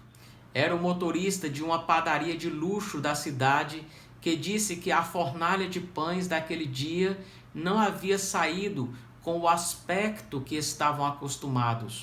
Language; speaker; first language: Portuguese; native; Portuguese